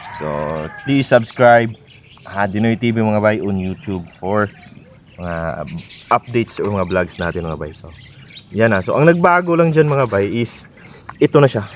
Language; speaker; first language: Filipino; non-native, local second language; Cebuano